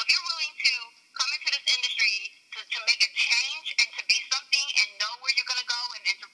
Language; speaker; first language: English; native; English